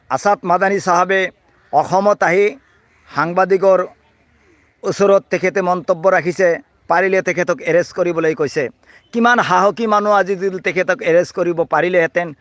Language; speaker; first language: Assamese; non-native, local second language; Bangla